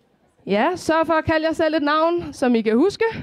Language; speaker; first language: Danish; native; Danish